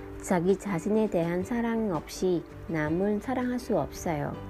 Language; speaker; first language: Korean; non-native, fluent; Vietnamese